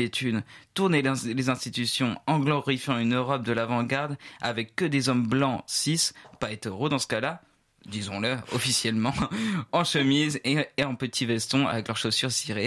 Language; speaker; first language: French; native; French